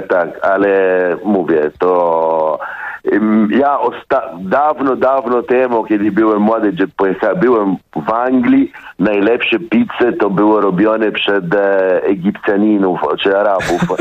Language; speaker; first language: Polish; non-native, fluent; Italian